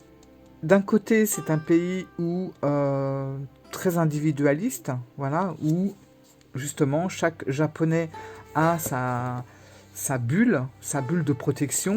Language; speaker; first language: French; native; French